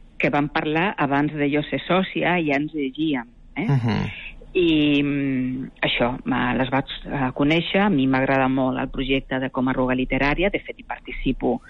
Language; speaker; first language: Catalan; native; Catalan